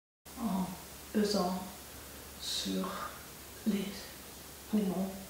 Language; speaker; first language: French; non-native, local second language; German